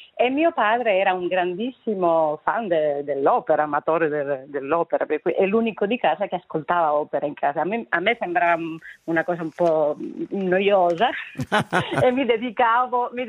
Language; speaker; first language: Italian; non-native, fluent; Spanish